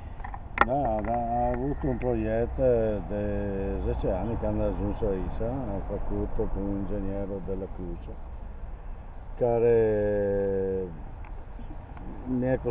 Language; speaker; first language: Romanian; non-native, learner; Italian